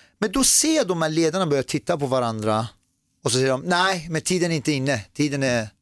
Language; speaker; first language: Swedish; early bilingual, other home language; Persian